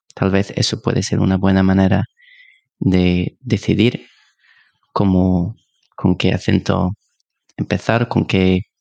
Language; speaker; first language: Spanish; non-native, fluent; English